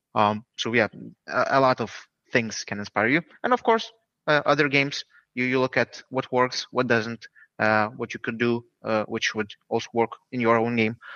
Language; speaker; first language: English; non-native, fluent; Lithuanian